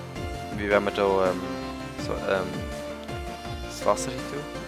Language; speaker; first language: German; native; German